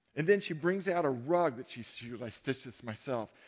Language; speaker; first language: English; native; English